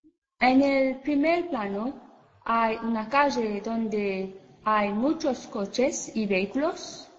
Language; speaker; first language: Spanish; non-native, learner; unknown